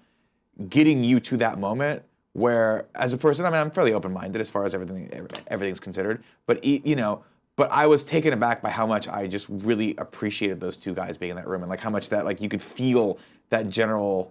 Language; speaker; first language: English; native; English